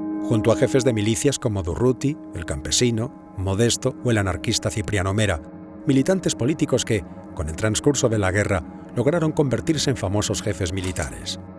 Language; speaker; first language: Spanish; native; Spanish